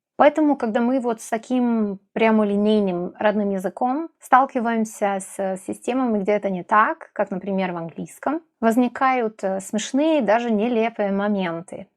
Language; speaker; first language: Russian; non-native, fluent; Serbian